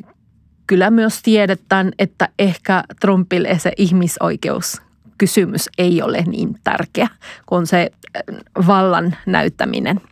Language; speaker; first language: Finnish; non-native, fluent; Spanish